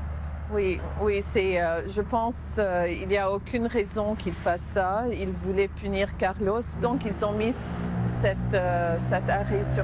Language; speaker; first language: French; non-native, local second language; Arabic